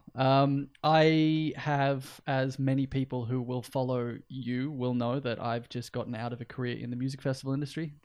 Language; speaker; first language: English; native; English